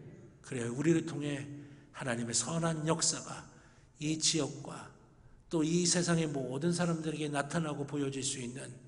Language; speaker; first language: Korean; native; Korean